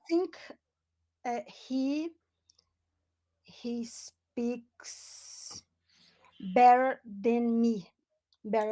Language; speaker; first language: English; non-native, learner; Portuguese